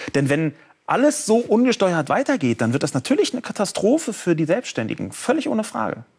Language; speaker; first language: German; native; German